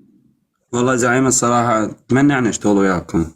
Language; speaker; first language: Arabic; native; Arabic